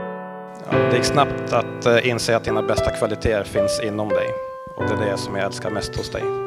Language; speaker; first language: Swedish; native; Swedish